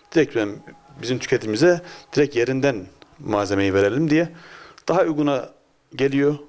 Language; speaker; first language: Turkish; native; Turkish